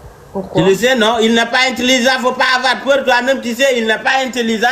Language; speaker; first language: French; non-native, local second language; Fula